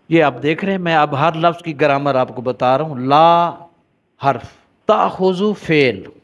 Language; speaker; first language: Urdu; native; Urdu